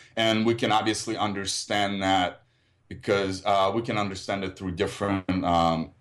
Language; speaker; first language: English; early bilingual, other home language; Russian